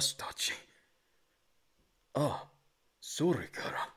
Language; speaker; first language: Japanese; non-native, learner; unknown